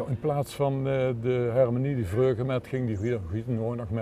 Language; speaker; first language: Dutch; native; Dutch